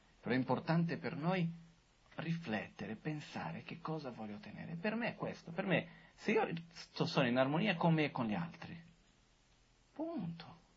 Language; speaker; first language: Italian; non-native, fluent; Portuguese